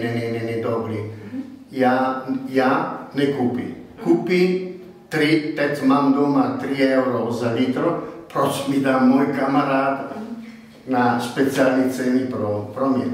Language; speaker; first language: Czech; non-native, learner; Italian